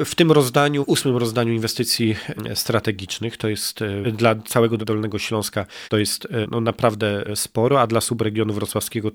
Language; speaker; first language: Polish; native; Polish